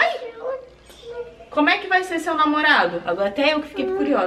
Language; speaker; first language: Portuguese; native; Portuguese